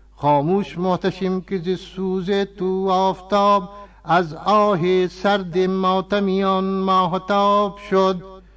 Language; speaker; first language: Persian; non-native, fluent; Urdu